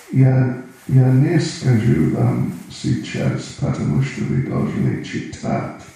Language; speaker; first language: Russian; non-native, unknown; English